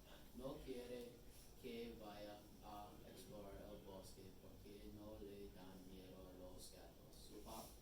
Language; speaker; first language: Spanish; non-native, learner; English